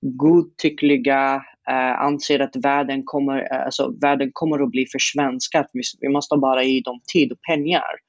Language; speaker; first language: Swedish; non-native, fluent; Arabic